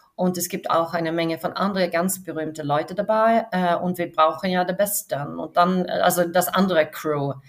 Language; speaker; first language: German; non-native, fluent; Swedish